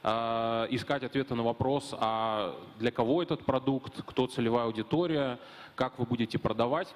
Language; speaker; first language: Russian; native; Russian